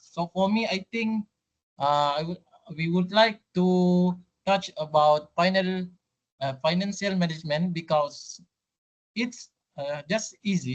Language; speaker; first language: English; non-native, learner; Malay